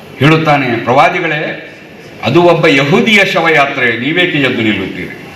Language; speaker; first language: Kannada; native; Kannada